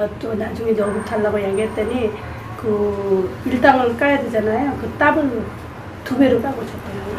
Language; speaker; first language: Korean; non-native, fluent; Nepali